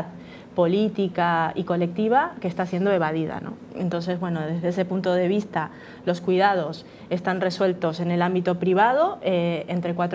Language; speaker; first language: Spanish; native; Spanish